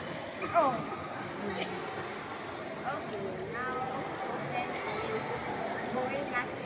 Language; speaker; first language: English; non-native, learner; Filipino